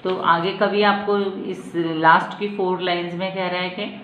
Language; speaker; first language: Hindi; non-native, local second language; Marathi